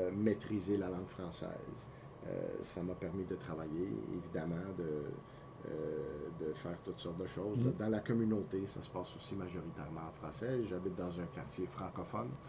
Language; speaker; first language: French; non-native, local second language; English